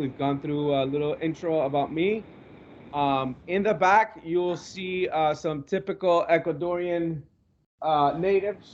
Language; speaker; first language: English; non-native, local second language; Spanish